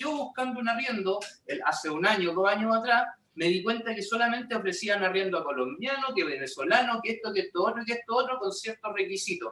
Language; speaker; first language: Spanish; native; Spanish